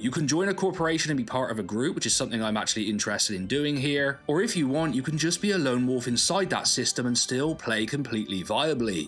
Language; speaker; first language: English; native; English